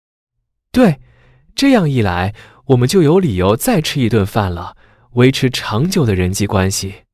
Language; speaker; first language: Chinese; native; Chinese